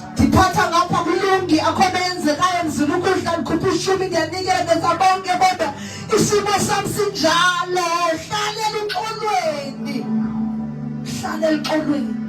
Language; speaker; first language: Zulu; non-native, local second language; Xhosa